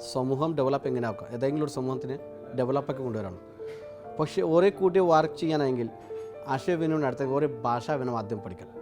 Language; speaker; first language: Malayalam; non-native, local second language; Assamese